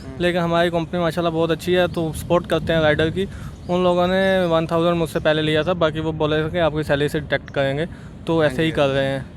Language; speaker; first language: Urdu; non-native, local second language; Saraiki